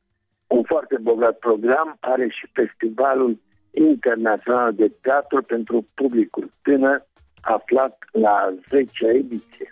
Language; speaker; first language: Romanian; native; Romanian